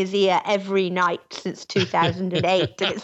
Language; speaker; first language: English; native; English